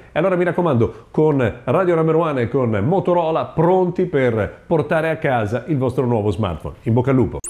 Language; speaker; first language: Italian; native; Italian